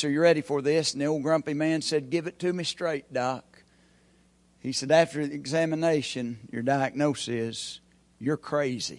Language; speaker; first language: English; native; English